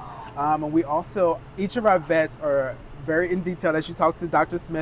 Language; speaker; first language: English; native; English